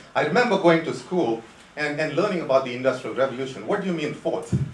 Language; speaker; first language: English; non-native, local second language; Konkani